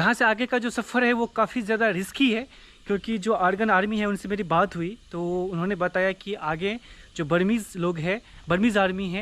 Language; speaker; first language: Hindi; native; Hindi